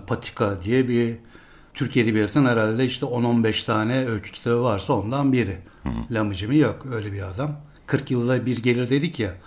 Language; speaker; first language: Turkish; native; Turkish